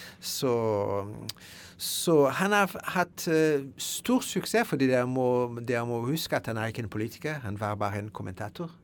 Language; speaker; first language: Norwegian; non-native, fluent; French